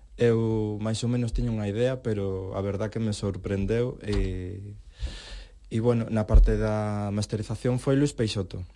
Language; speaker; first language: Galician; non-native, local second language; Spanish